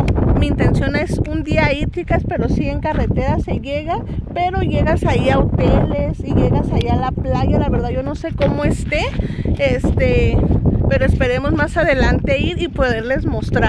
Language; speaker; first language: Spanish; native; Spanish